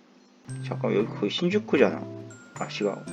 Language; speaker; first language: Korean; native; Korean